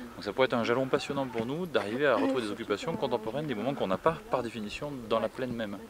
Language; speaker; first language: French; native; French